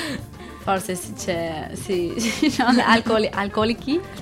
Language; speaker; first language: Italian; non-native, learner; English